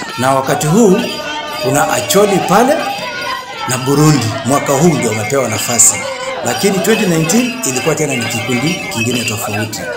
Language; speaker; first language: Swahili; non-native, local second language; Turkmen